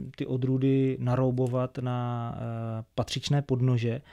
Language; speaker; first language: Czech; native; Czech